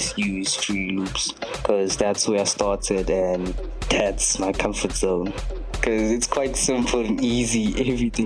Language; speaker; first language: English; non-native, local second language; Zulu